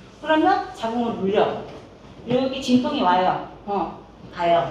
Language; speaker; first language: Korean; native; Korean